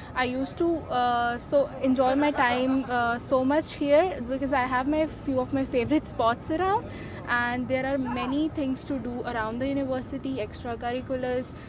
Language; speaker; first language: English; non-native, local second language; Punjabi